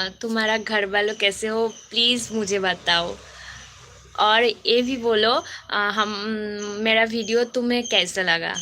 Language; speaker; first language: Hindi; non-native, local second language; Bangla